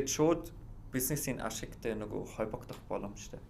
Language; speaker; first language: Mongolian; non-native, fluent; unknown